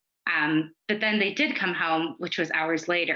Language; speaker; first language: English; native; English